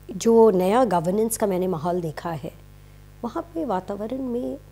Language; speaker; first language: Hindi; native; Hindi